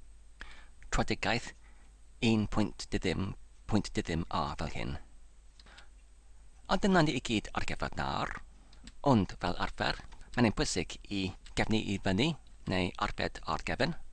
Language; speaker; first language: Welsh; non-native, learner; English